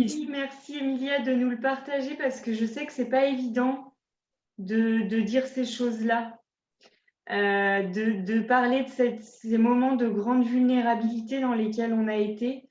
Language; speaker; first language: French; native; French